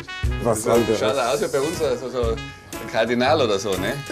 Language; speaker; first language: German; native; German